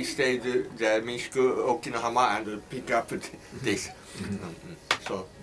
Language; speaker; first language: English; non-native, learner; Japanese